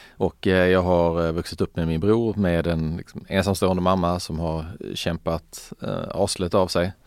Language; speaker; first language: Swedish; early bilingual, other home language; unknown